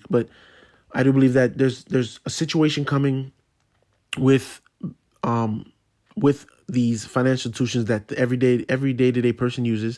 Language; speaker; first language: English; native; English